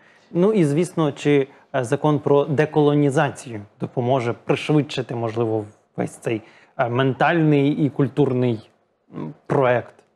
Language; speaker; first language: Ukrainian; native; Ukrainian